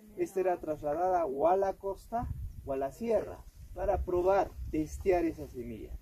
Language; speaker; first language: Spanish; native; Spanish